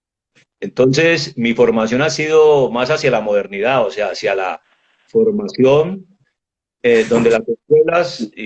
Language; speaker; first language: Spanish; native; Spanish